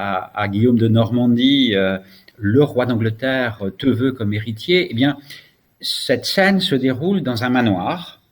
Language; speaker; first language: French; native; French